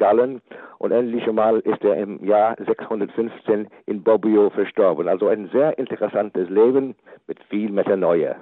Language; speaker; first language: German; non-native, fluent; English